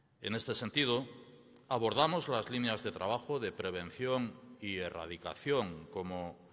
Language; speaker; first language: Spanish; native; Spanish